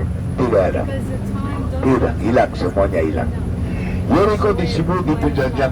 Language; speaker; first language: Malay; non-native, fluent; Hebrew